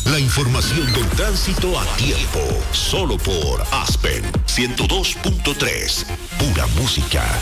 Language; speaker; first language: Spanish; native; Spanish